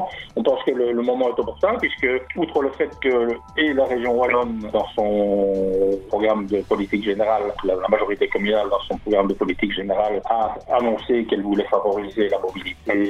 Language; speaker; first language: French; native; French